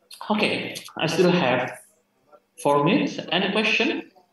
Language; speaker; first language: English; non-native, fluent; Indonesian